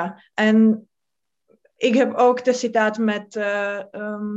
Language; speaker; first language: Dutch; non-native, learner; Czech